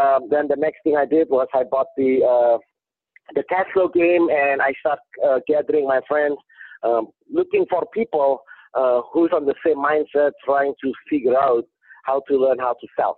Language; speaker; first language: English; non-native, fluent; Indonesian